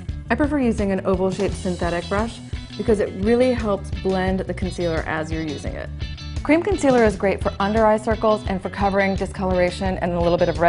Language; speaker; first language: English; native; English